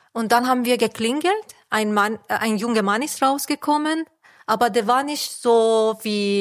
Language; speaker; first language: German; non-native, fluent; Persian